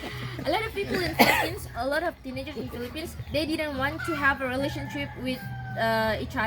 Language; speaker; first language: English; non-native, learner; Indonesian